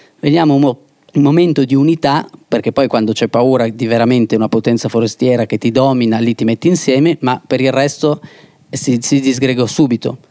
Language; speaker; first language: Italian; native; Italian